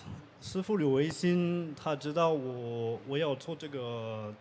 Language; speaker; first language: Chinese; non-native, learner; French